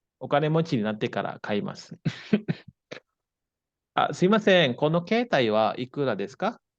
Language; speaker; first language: Japanese; non-native, fluent; Indonesian